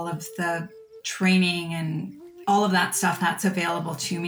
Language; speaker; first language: English; native; English